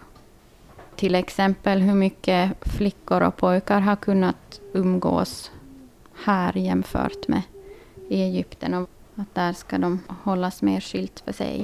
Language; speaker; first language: Swedish; native; Swedish